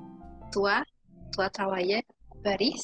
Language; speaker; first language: French; non-native, learner; Spanish